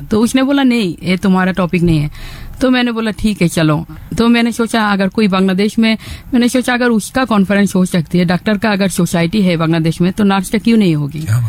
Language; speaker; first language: Hindi; non-native, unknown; Bangla